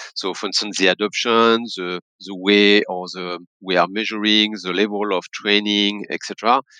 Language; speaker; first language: English; non-native, fluent; French